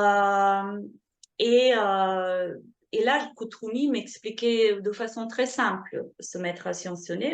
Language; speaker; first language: French; non-native, fluent; Slovenian